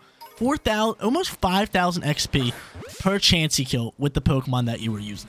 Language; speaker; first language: English; native; English